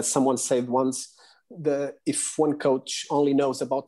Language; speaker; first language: English; non-native, fluent; Portuguese